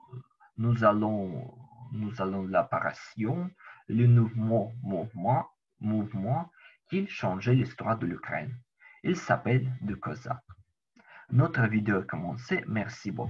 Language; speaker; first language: French; non-native, learner; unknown